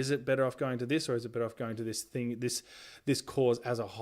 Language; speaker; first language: English; native; English